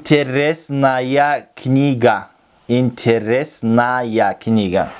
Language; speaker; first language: Russian; non-native, local second language; Kyrgyz